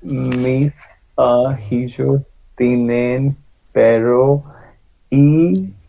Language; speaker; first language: Spanish; non-native, learner; Hindi